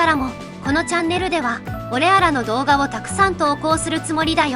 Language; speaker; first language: Japanese; native; Japanese